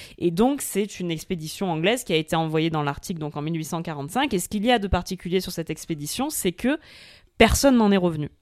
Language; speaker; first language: French; native; French